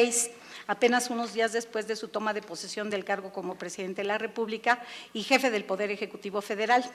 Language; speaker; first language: Spanish; native; Spanish